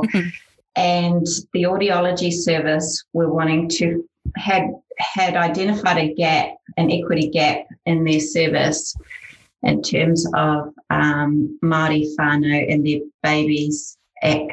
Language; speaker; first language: English; native; English